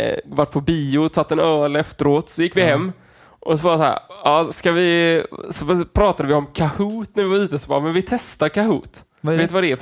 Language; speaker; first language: Swedish; native; Swedish